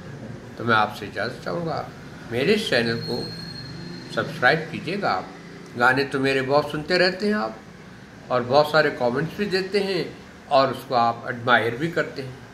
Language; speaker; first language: Hindi; native; Hindi